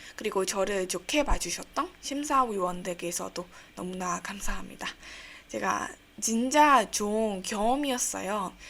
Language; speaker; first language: Korean; non-native, fluent; Burmese